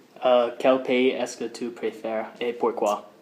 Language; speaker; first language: French; non-native, learner; English